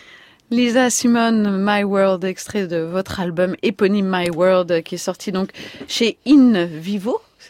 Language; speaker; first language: French; native; French